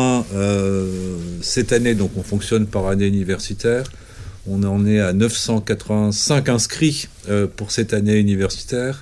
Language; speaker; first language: French; native; French